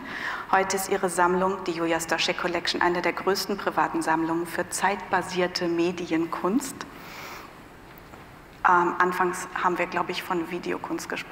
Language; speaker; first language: German; native; German